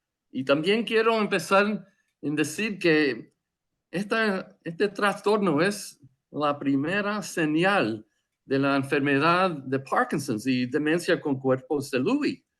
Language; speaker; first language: Spanish; non-native, fluent; English